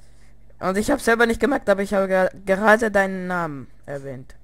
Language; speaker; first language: German; early bilingual, other home language; Russian